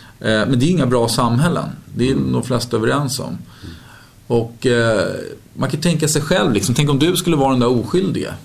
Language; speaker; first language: Swedish; native; Swedish